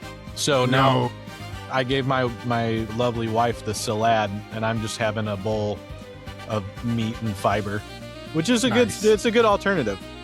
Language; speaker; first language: English; native; English